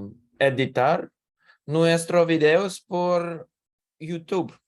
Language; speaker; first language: Spanish; non-native, learner; English